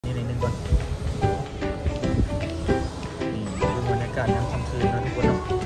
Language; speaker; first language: Thai; non-native, local second language; Northeastern Thai